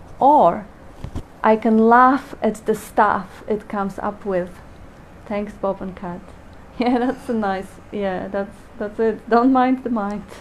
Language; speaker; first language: English; non-native, fluent; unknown